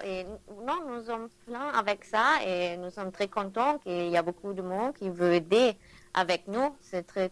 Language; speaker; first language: French; non-native, learner; German